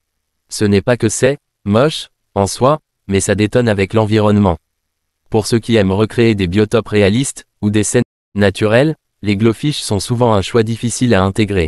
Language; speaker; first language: French; native; French